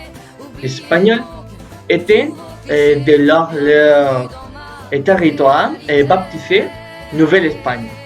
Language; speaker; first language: French; non-native, learner; Spanish